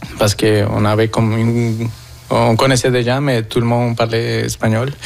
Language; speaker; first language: French; non-native, fluent; Spanish